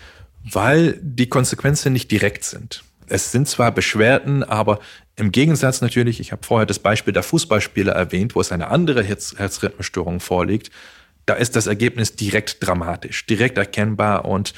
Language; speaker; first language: German; non-native, fluent; Dutch